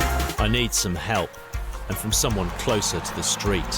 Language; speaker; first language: English; native; English